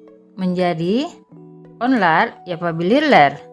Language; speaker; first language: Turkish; non-native, fluent; Indonesian